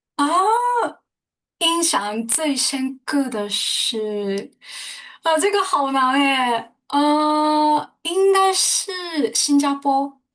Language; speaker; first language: Chinese; non-native, fluent; Japanese